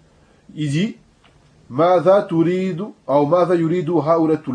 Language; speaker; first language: Arabic; non-native, fluent; French